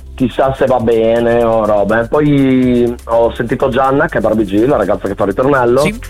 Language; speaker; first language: Italian; native; Italian